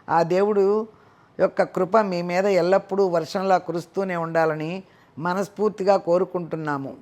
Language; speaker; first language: Telugu; native; Telugu